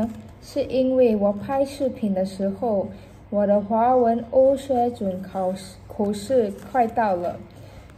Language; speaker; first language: Chinese; non-native, local second language; English